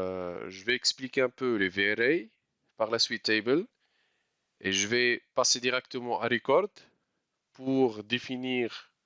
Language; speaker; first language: French; non-native, local second language; Arabic